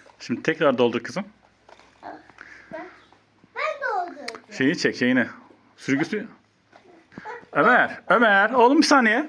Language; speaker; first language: Turkish; native; Turkish